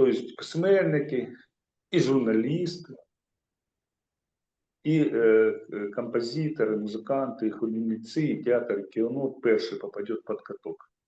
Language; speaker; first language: Ukrainian; non-native, local second language; Russian